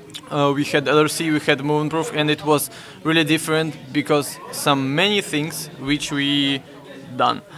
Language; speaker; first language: English; non-native, fluent; Russian